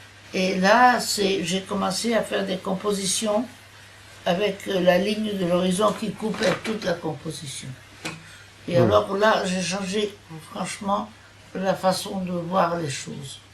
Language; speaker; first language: French; non-native, fluent; Italian